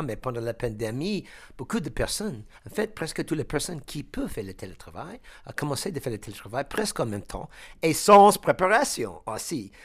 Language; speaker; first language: French; non-native, fluent; English